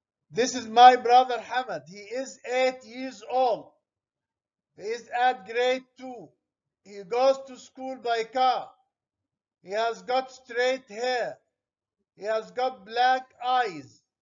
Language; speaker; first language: English; non-native, fluent; Arabic